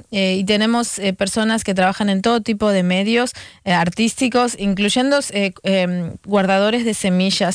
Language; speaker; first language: Spanish; native; Spanish